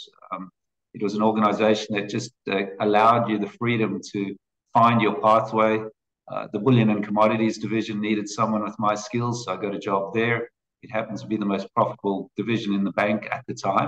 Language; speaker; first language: English; native; English